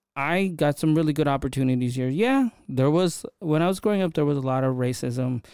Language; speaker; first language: English; early bilingual, other home language; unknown